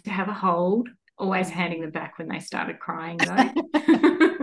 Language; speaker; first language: English; native; English